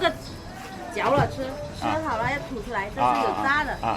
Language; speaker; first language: Chinese; native; Chinese